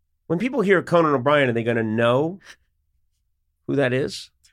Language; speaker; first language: English; native; English